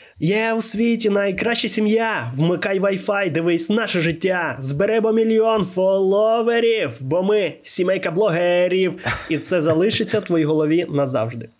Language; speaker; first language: Ukrainian; non-native, local second language; Russian